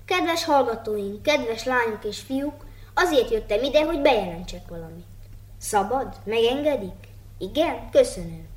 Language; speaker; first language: Hungarian; native; Hungarian